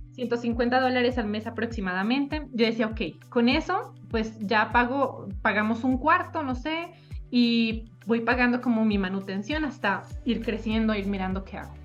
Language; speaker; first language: Spanish; native; Spanish